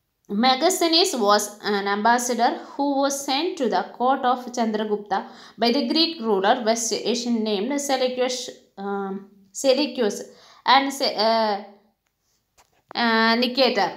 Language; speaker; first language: English; non-native, local second language; Malayalam